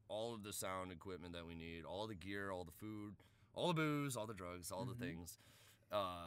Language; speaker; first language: English; native; English